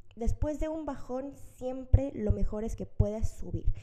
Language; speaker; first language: Spanish; early bilingual, other home language; Korean